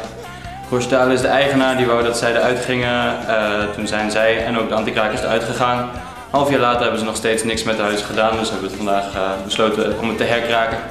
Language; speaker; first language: Dutch; native; Dutch